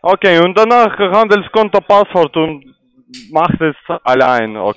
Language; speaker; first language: German; non-native, learner; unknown